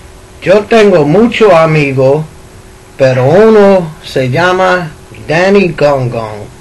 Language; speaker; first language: Spanish; early bilingual, heritage; Spanish